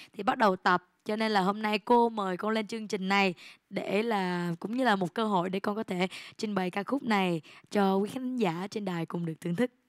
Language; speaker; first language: Vietnamese; early bilingual, heritage; Vietnamese